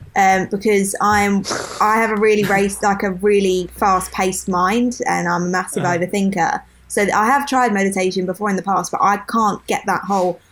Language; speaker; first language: English; native; English